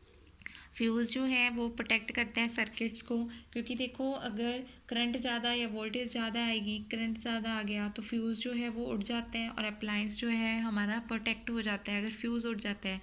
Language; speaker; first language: Hindi; native; Hindi